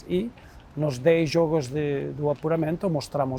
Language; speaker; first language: Portuguese; non-native, fluent; Spanish